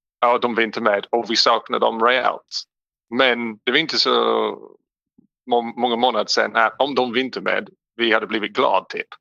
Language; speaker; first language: Swedish; non-native, learner; English